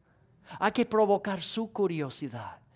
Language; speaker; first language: Spanish; non-native, fluent; English